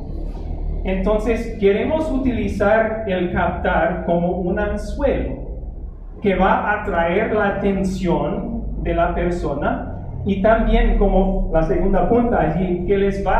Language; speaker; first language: Spanish; non-native, fluent; English